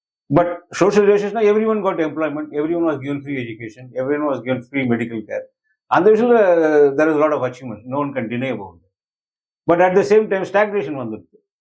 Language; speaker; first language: English; non-native, local second language; Tamil